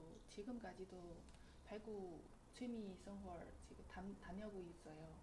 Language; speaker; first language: Korean; non-native, learner; Chinese